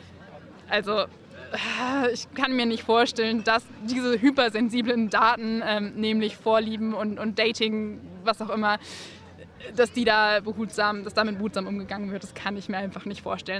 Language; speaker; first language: German; native; German